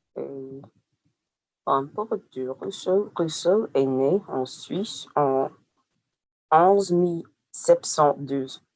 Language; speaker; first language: French; non-native, learner; English